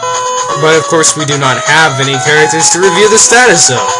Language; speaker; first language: English; native; English